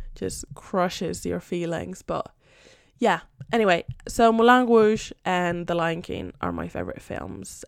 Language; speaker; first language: English; non-native, fluent; Spanish